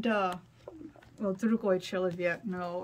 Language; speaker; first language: Russian; non-native, learner; English